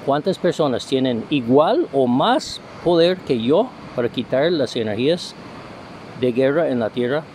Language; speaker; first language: Spanish; non-native, fluent; English